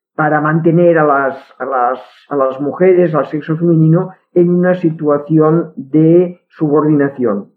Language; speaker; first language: Spanish; non-native, local second language; Catalan